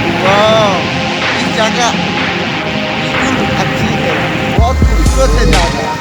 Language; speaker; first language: Hindi; non-native, learner; Bangla